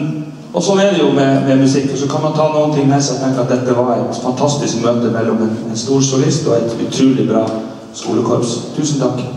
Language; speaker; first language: Norwegian; native; Norwegian